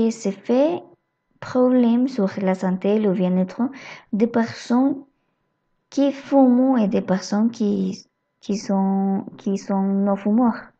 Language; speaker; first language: French; non-native, learner; Spanish